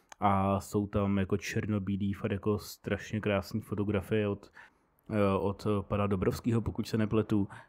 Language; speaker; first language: Czech; native; Czech